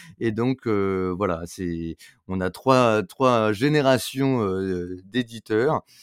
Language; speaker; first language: French; native; French